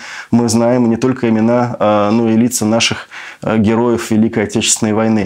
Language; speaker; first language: Russian; native; Russian